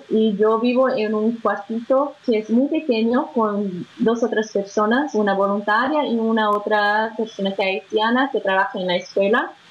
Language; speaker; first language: Spanish; non-native, fluent; Portuguese